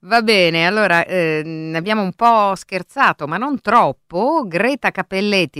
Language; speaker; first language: Italian; native; Italian